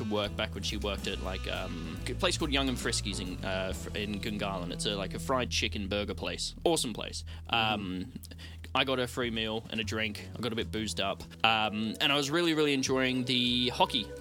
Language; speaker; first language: English; native; English